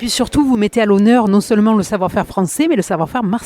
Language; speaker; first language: French; native; French